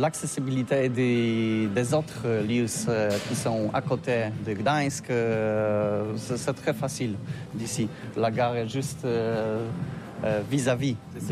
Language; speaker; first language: French; non-native, learner; Polish